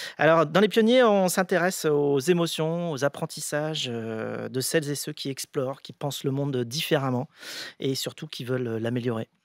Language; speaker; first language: French; native; French